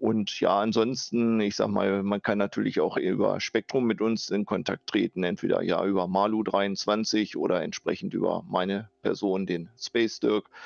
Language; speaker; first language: German; native; German